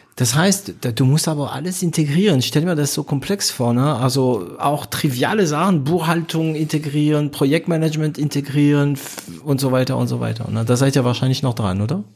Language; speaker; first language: German; non-native, fluent; French